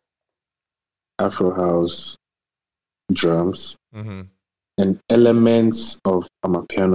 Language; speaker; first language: English; non-native, local second language; Akan